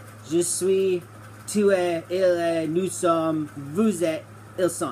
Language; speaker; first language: French; non-native, learner; English